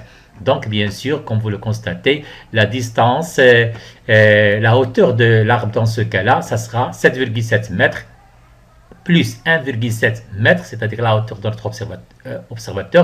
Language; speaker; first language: French; non-native, local second language; Arabic